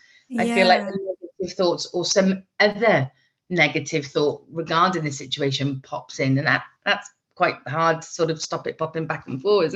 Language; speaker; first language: English; native; English